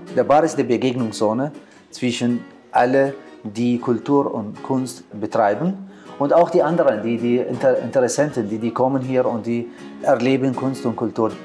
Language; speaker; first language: German; non-native, learner; Arabic